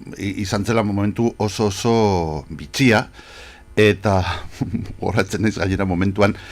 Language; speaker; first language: Basque; non-native, local second language; Spanish